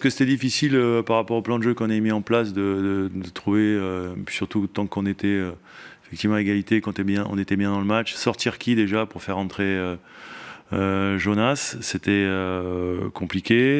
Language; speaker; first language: French; native; French